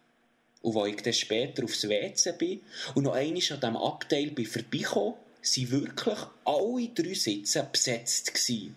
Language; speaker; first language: German; native; German